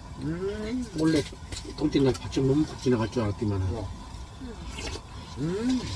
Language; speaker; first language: Korean; native; Korean